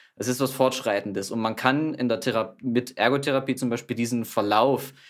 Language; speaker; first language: German; native; German